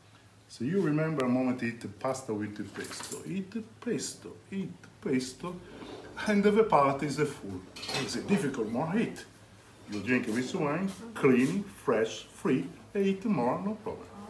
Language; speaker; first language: English; non-native, learner; Italian